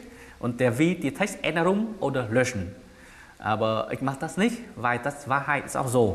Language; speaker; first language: German; non-native, learner; Vietnamese